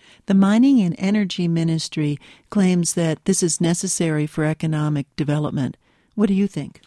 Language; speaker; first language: English; native; English